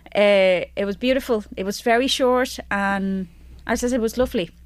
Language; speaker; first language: English; non-native, fluent; Spanish